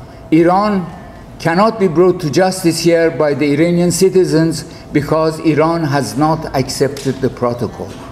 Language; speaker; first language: English; non-native, fluent; Persian